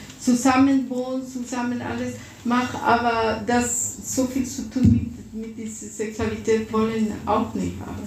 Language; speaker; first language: German; non-native, fluent; Russian